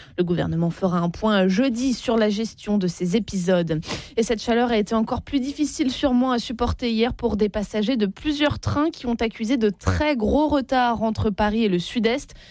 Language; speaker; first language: French; native; French